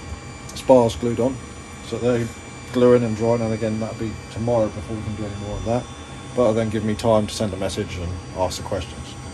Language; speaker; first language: English; native; English